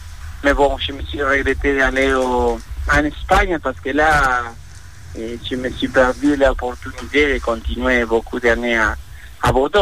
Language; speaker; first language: French; non-native, fluent; Spanish